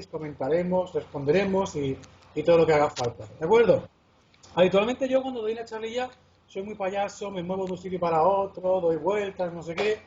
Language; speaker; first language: Spanish; native; Spanish